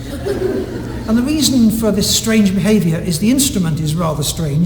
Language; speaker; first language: English; native; English